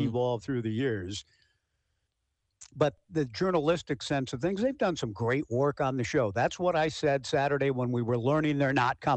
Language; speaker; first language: English; native; English